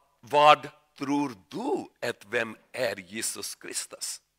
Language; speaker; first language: Swedish; non-native, learner; Urdu